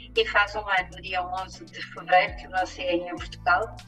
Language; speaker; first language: Portuguese; native; Portuguese